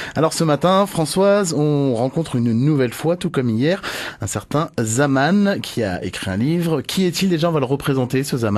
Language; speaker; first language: French; native; French